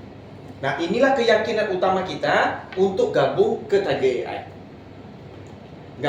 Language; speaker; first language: Indonesian; native; Indonesian